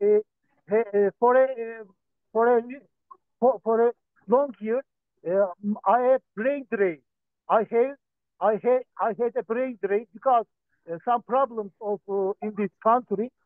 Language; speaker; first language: English; non-native, learner; Turkish